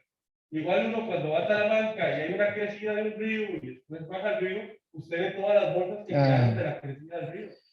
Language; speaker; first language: Spanish; native; Spanish